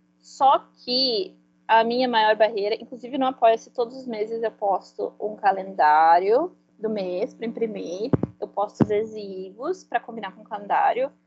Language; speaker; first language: Portuguese; non-native, fluent; Spanish